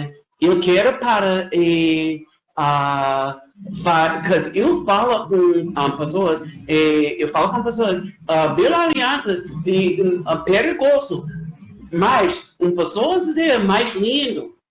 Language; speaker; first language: Portuguese; non-native, learner; English